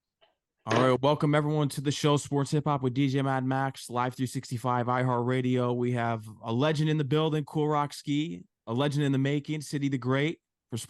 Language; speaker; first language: English; native; English